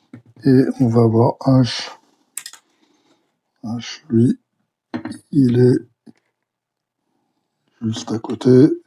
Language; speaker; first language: French; native; French